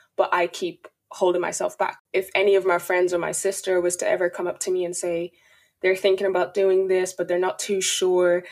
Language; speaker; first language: English; native; English